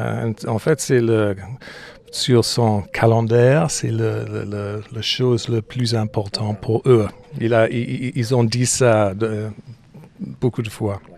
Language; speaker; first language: French; non-native, fluent; English